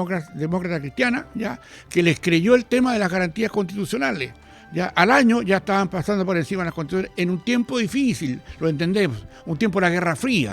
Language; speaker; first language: Spanish; native; Spanish